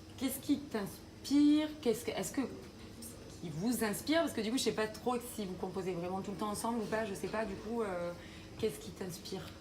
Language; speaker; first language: French; native; French